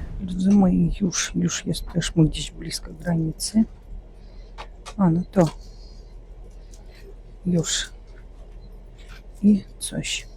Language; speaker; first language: Polish; non-native, fluent; Russian